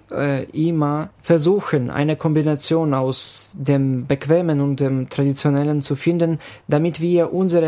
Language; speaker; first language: German; non-native, fluent; Ukrainian